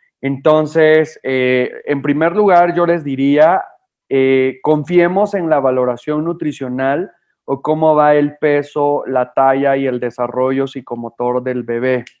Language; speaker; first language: Spanish; native; Spanish